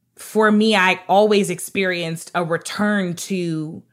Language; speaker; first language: English; native; English